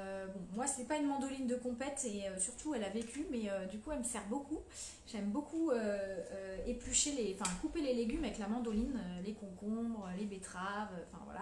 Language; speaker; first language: French; native; French